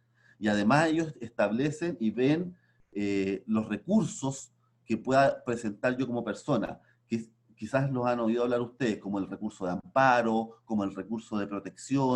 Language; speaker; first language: Spanish; native; Spanish